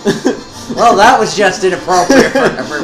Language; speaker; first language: English; native; English